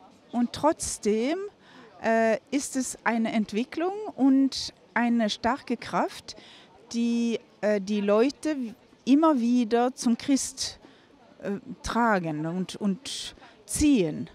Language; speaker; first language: German; non-native, fluent; Norwegian